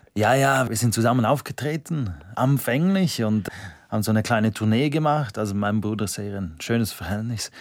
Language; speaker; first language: German; non-native, local second language; Romansh